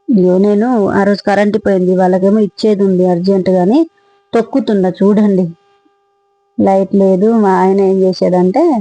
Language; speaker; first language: Telugu; non-native, local second language; Marathi